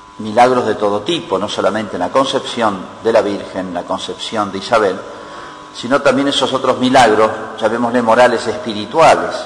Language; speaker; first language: Spanish; native; Spanish